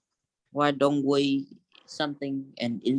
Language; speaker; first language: English; non-native, learner; Vietnamese